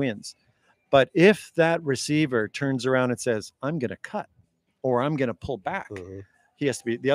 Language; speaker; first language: English; native; English